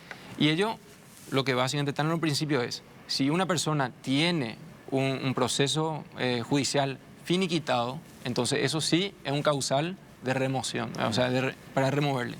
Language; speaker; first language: Spanish; native; Spanish